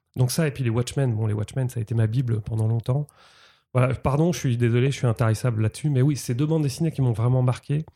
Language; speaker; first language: French; native; French